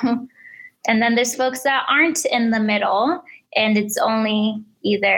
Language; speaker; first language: English; early bilingual, other home language; Spanish